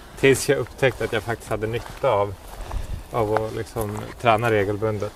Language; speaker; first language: Swedish; native; Swedish